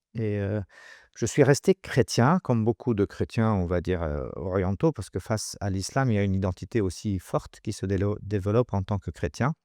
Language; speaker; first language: French; non-native, local second language; Arabic